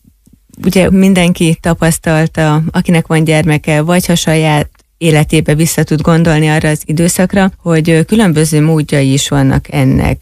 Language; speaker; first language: Hungarian; native; Hungarian